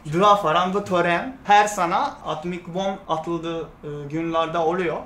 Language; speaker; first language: Turkish; non-native, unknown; Japanese